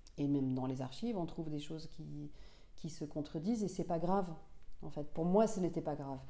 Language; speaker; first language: French; non-native, local second language; Finnish